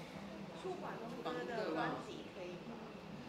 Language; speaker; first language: Chinese; non-native, local second language; Cantonese